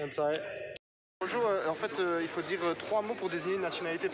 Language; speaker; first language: French; native; French